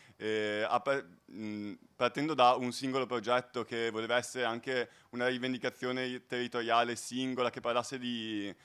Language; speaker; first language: Italian; native; Italian